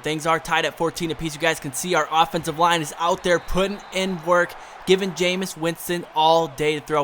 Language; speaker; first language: English; native; English